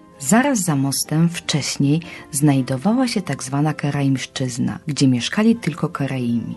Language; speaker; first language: Polish; native; Polish